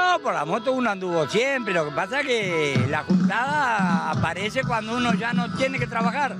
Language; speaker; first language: Spanish; native; Spanish